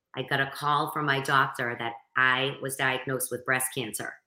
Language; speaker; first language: English; native; English